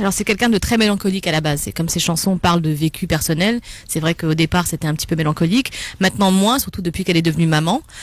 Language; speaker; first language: French; native; French